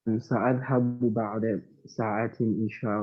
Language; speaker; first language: Arabic; non-native, learner; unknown